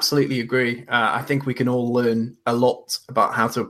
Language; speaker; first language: English; native; English